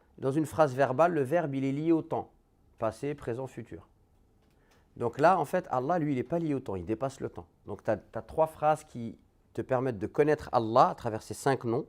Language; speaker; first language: French; native; French